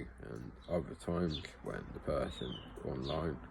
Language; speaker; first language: English; native; English